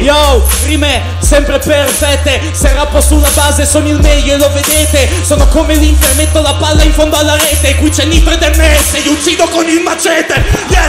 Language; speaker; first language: Italian; native; Italian